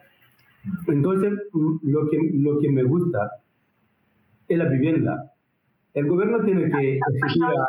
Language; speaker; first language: Spanish; non-native, learner; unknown